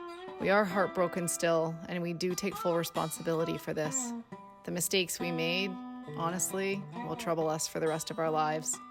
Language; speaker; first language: English; native; English